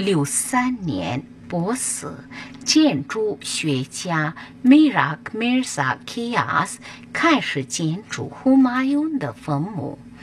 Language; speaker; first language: Chinese; non-native, learner; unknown